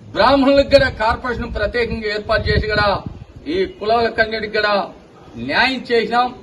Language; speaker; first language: Telugu; native; Telugu